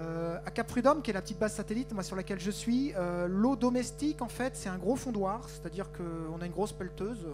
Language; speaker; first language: French; native; French